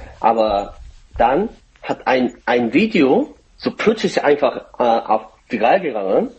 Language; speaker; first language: German; non-native, fluent; Korean